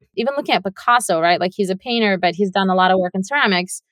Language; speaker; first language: English; non-native, fluent; Russian